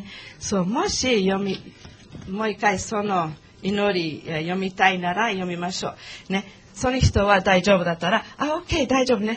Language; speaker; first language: Japanese; non-native, learner; English